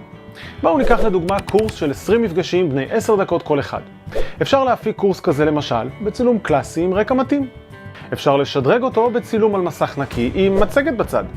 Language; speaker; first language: Hebrew; native; Hebrew